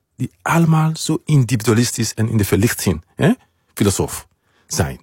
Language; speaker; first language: Dutch; non-native, fluent; Mandingo